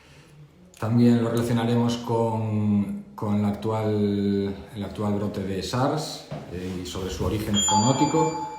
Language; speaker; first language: Spanish; native; Spanish